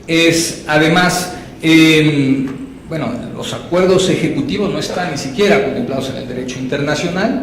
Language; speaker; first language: Spanish; native; Spanish